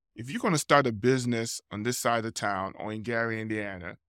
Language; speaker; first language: English; non-native, local second language; Yoruba